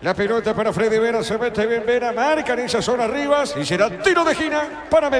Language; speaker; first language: Spanish; native; Spanish